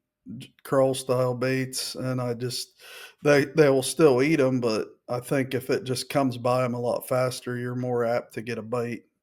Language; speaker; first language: English; native; English